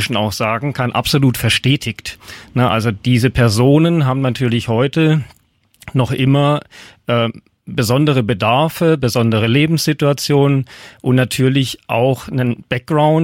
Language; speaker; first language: German; native; German